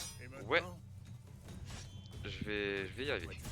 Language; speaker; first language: French; native; French